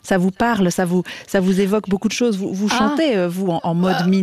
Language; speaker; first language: French; native; French